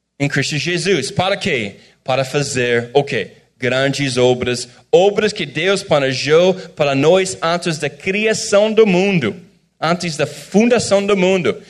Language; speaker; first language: Portuguese; non-native, fluent; English